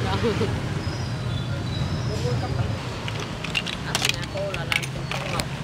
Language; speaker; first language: Vietnamese; native; Vietnamese